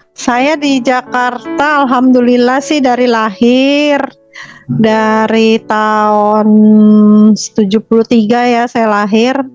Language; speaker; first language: Indonesian; native; Indonesian